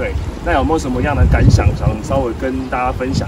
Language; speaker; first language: Chinese; native; Chinese